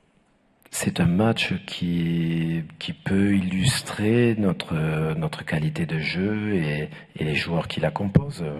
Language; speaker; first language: French; native; French